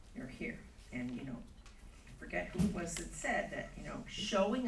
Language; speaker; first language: English; native; English